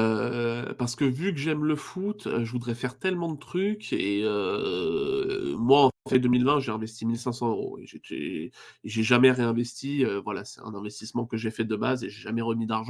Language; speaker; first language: French; native; French